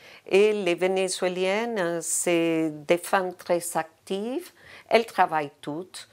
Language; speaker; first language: French; non-native, fluent; Spanish